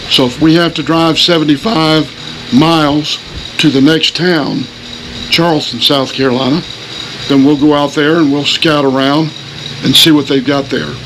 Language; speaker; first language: English; native; English